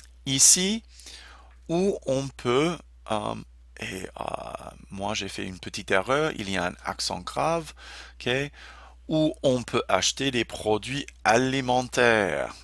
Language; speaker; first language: French; non-native, fluent; English